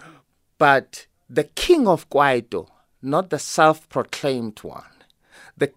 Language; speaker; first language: English; non-native, local second language; Zulu